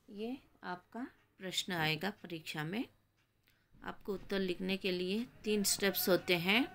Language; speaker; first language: Hindi; non-native, local second language; Kannada